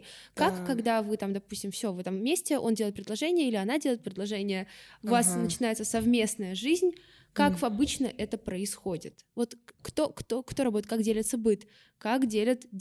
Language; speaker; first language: Russian; native; Russian